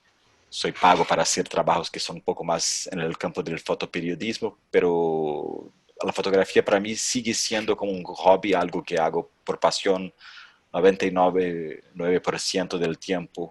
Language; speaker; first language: Spanish; non-native, fluent; Portuguese